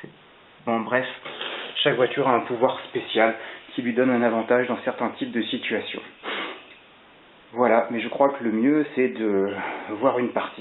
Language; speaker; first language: French; native; French